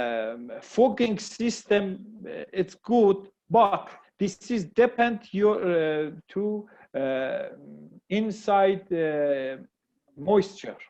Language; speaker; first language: English; non-native, learner; Persian